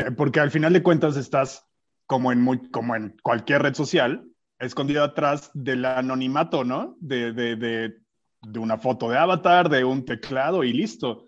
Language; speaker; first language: Spanish; native; Spanish